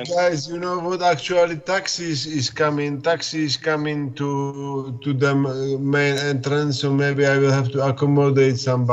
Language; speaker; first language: English; non-native, fluent; Slovak